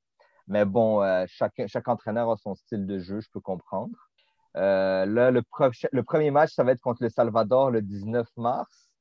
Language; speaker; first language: French; native; French